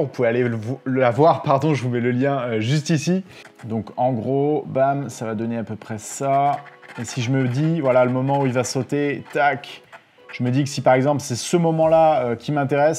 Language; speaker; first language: French; native; French